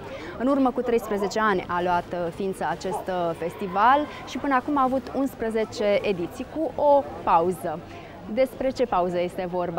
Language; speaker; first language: Romanian; native; Romanian